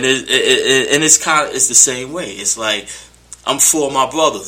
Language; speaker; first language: English; native; English